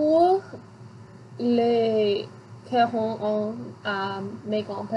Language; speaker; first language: French; non-native, learner; English